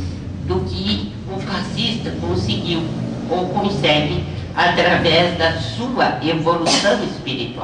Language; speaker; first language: Portuguese; native; Portuguese